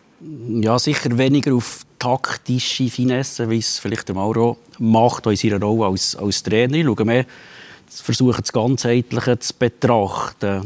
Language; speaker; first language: German; native; German